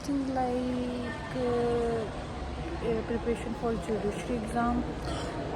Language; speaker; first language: English; non-native, learner; Hindi